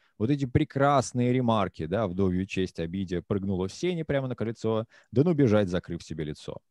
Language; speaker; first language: Russian; native; Russian